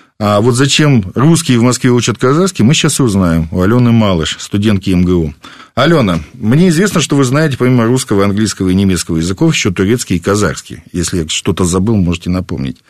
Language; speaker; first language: Russian; native; Russian